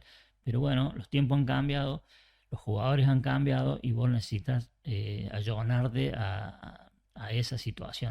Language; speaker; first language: Spanish; native; Spanish